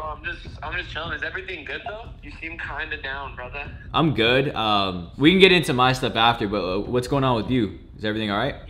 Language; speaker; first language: English; native; English